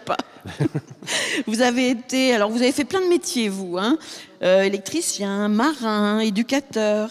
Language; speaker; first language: French; native; French